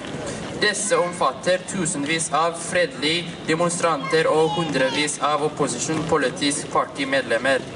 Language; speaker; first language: Norwegian; non-native, fluent; Oromo